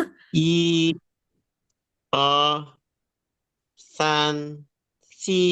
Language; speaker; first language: Chinese; non-native, learner; Indonesian